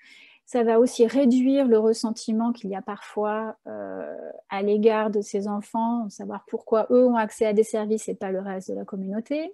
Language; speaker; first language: French; native; French